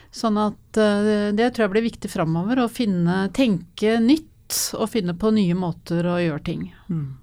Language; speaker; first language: Norwegian; native; Norwegian